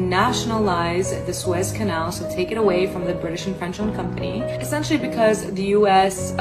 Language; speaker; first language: English; native; English